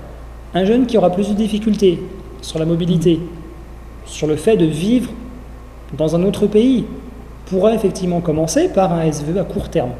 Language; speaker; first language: French; native; French